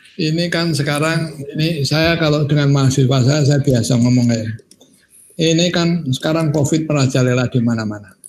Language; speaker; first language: Indonesian; non-native, local second language; Javanese